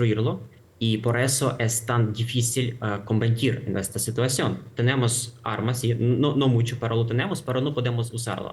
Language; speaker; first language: Spanish; non-native, fluent; Ukrainian